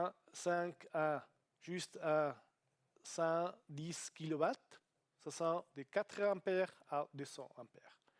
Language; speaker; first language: French; non-native, learner; Italian